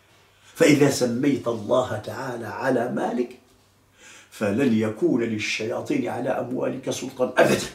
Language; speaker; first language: Arabic; native; Arabic